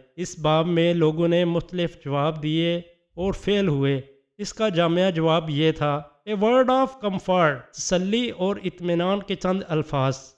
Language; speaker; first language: Urdu; non-native, local second language; Punjabi